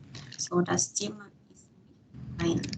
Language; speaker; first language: German; non-native, fluent; Indonesian